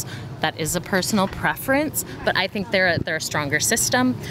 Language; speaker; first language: English; native; English